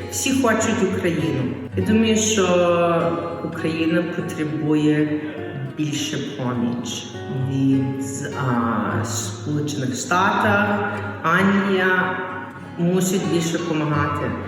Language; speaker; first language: Ukrainian; early bilingual, heritage; Ukrainian